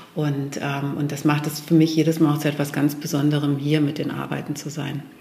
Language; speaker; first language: German; native; German